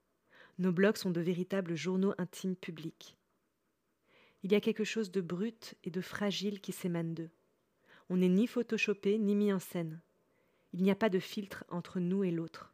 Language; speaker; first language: French; native; French